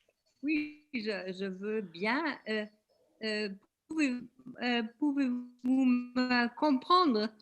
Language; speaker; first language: French; non-native, learner; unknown